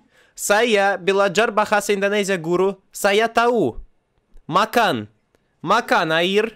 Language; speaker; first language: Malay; non-native, learner; Russian